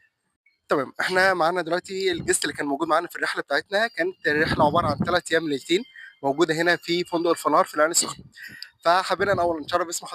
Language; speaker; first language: Arabic; native; Arabic